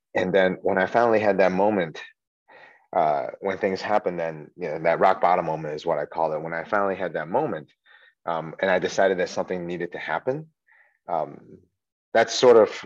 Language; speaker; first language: English; early bilingual, other home language; Chinese